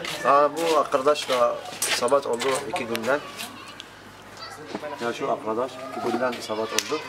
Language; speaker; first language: Turkish; non-native, learner; Arabic